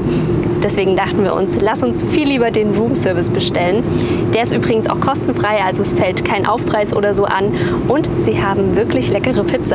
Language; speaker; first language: German; native; German